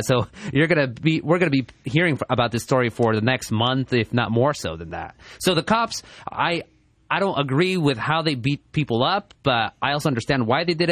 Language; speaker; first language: English; early bilingual, other home language; Spanish